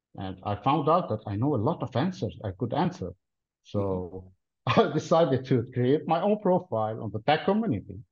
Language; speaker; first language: English; non-native, fluent; Arabic